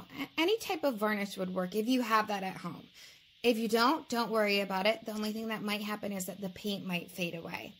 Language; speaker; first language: English; native; English